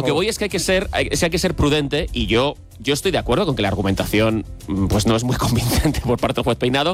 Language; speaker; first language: Spanish; native; Spanish